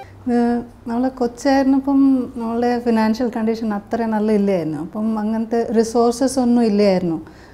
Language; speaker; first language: Malayalam; early bilingual, heritage; Malayalam